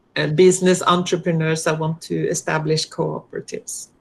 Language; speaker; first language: English; non-native, fluent; Norwegian